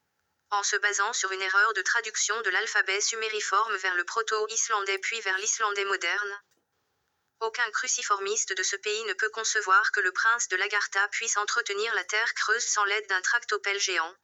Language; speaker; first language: French; native; French